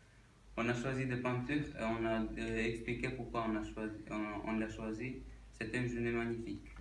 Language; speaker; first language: French; non-native, learner; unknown